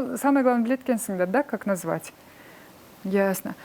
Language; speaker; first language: Russian; non-native, local second language; Kyrgyz